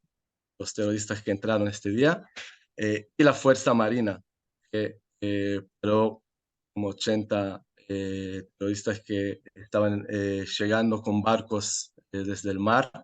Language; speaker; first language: Spanish; non-native, fluent; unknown